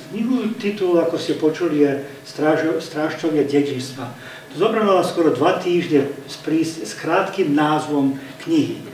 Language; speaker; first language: Slovak; early bilingual, heritage; Slovak